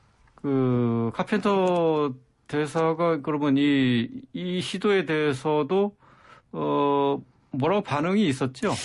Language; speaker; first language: Korean; native; Korean